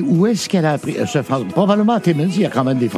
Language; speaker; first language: French; native; French